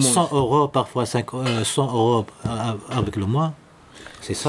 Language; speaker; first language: French; non-native, learner; Arabic